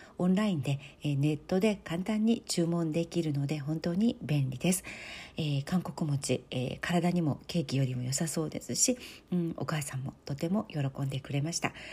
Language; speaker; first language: Japanese; native; Japanese